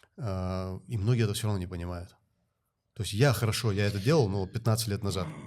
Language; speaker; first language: Russian; non-native, local second language; Ingush